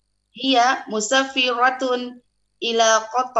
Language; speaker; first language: Arabic; non-native, learner; Indonesian